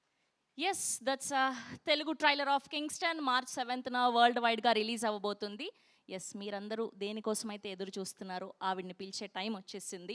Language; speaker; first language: Telugu; native; Telugu